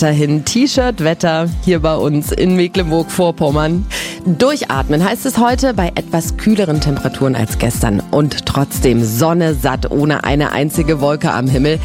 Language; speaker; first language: German; native; German